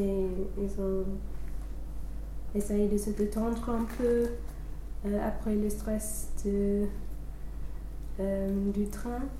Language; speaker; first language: French; non-native, fluent; English